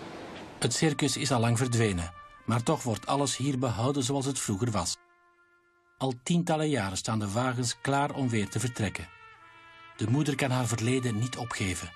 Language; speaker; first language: Dutch; native; Dutch